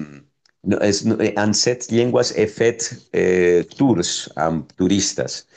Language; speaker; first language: Catalan; non-native, fluent; Spanish